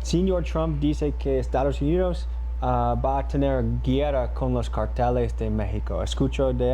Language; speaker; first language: Spanish; non-native, learner; English